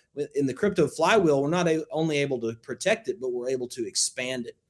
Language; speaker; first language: English; native; English